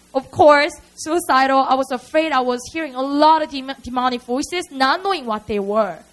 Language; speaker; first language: English; non-native, fluent; Korean